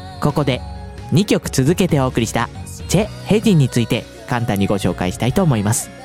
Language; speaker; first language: Japanese; native; Japanese